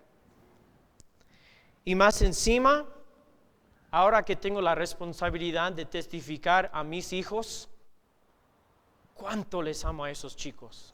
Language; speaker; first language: Spanish; non-native, fluent; English